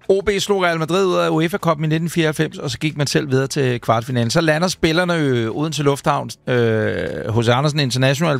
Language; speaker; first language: Danish; native; Danish